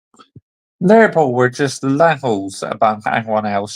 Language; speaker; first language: English; native; English